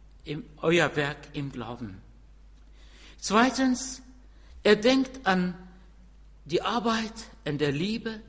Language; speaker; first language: German; non-native, fluent; Arabic